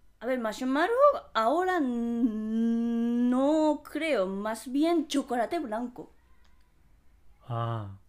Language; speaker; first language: Spanish; non-native, fluent; Japanese